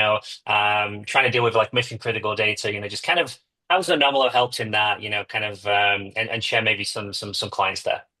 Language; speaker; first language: English; native; English